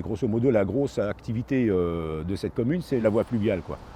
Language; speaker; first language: French; native; French